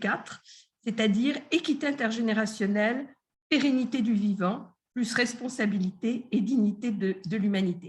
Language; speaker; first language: French; native; French